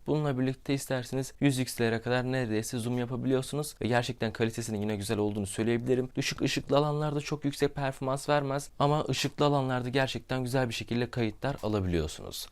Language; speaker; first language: Turkish; native; Turkish